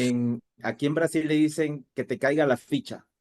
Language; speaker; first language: Spanish; native; Spanish